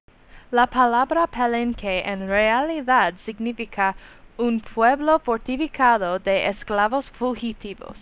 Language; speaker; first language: Spanish; non-native, learner; English